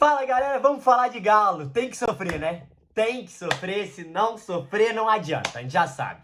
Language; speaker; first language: Portuguese; native; Portuguese